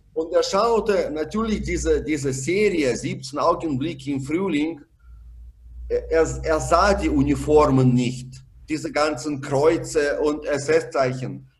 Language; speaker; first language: German; non-native, fluent; Russian